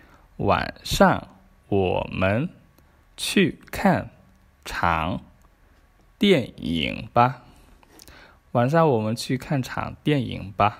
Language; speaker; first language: Chinese; non-native, fluent; Khmer